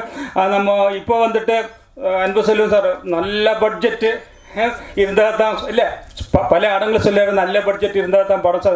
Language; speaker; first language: Tamil; non-native, local second language; Malayalam